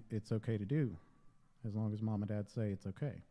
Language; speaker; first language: English; native; English